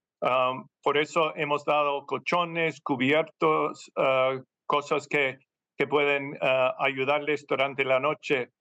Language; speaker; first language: Spanish; non-native, fluent; English